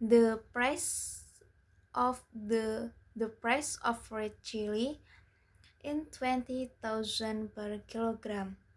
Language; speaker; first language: English; non-native, learner; Indonesian